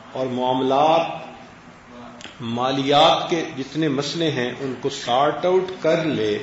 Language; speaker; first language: Urdu; native; Urdu